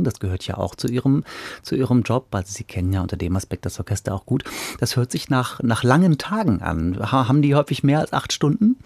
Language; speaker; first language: German; native; German